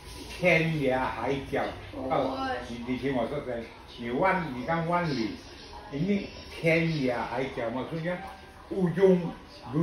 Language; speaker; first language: Chinese; early bilingual, heritage; Chinese